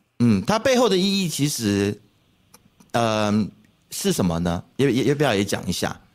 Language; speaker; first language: Chinese; native; Chinese